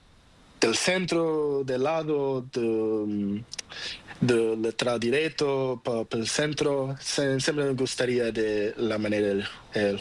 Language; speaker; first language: Spanish; non-native, learner; Portuguese